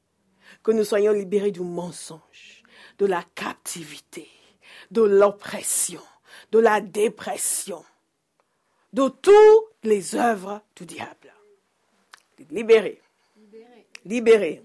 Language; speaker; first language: French; non-native, fluent; English